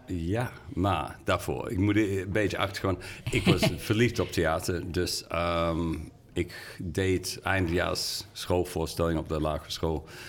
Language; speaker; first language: Dutch; non-native, fluent; English